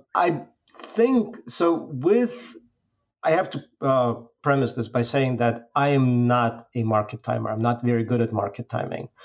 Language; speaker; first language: English; non-native, fluent; Russian